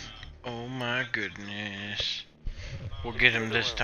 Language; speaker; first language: English; native; English